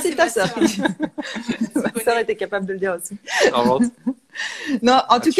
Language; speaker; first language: French; native; French